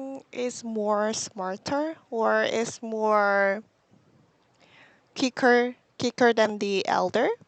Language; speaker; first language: English; non-native, learner; Korean